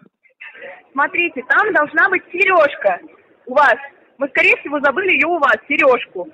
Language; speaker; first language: Russian; native; Russian